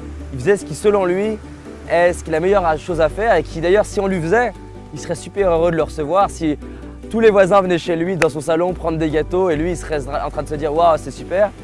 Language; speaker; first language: French; native; French